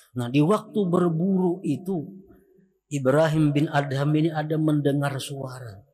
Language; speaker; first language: Indonesian; non-native, local second language; Banjar